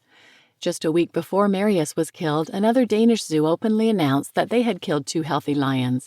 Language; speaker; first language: English; native; English